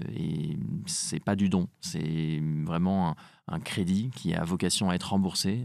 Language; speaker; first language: French; native; French